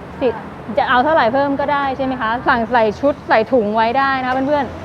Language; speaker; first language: Thai; native; Thai